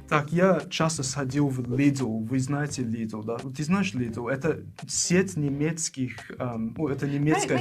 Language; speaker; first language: Russian; non-native, fluent; English